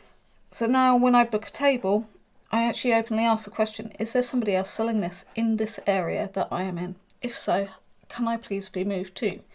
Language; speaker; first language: English; native; English